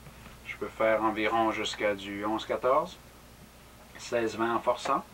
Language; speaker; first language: French; native; French